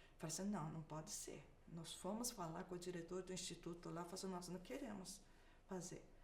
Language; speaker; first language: Portuguese; early bilingual, other home language; Japanese